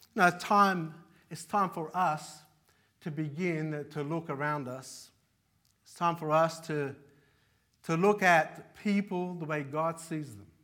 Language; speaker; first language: English; early bilingual, other home language; Arabic